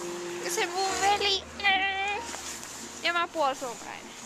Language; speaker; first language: Finnish; non-native, learner; Spanish